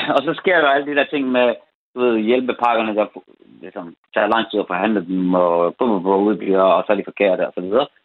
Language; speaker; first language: Danish; early bilingual, other home language; Persian